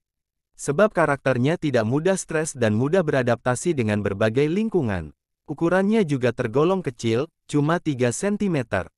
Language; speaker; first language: Indonesian; native; Indonesian